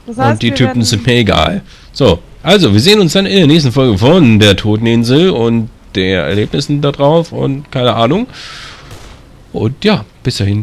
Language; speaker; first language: German; native; German